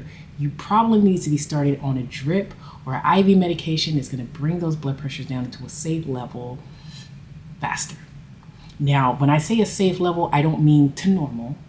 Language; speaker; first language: English; native; English